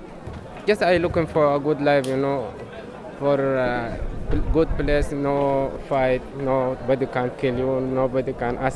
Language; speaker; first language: English; non-native, learner; Arabic